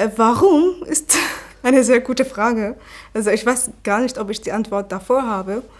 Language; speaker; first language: German; non-native, fluent; Arabic